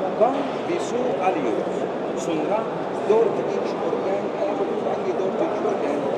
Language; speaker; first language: Turkish; non-native, learner; Arabic